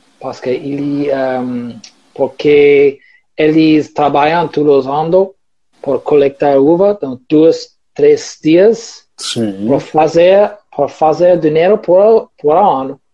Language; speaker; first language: Portuguese; non-native, learner; English